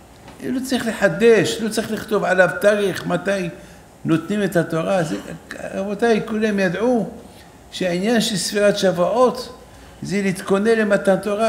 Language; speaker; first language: Hebrew; non-native, fluent; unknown